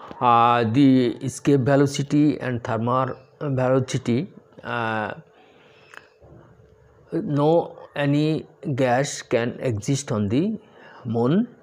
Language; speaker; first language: English; non-native, local second language; Bangla